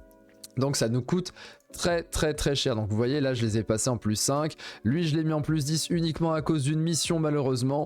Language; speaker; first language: French; native; French